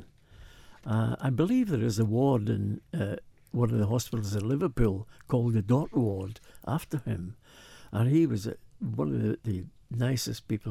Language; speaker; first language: English; native; English